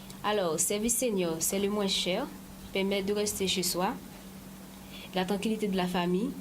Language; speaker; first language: French; native; French